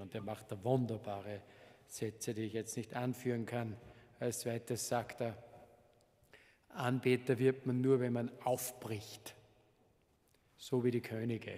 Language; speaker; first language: German; native; German